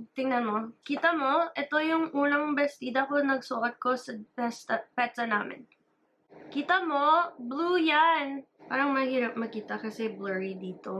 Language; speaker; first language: Filipino; early bilingual, heritage; English